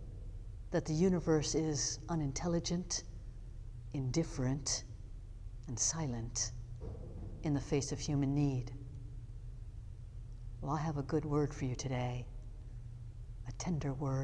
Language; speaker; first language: English; native; English